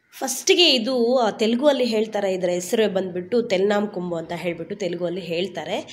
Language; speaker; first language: Kannada; non-native, local second language; Telugu